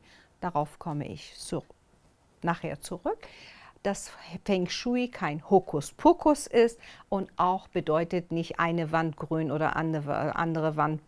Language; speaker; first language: German; non-native, fluent; Persian